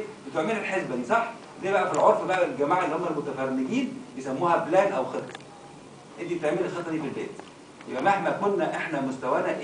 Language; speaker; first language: Arabic; native; Arabic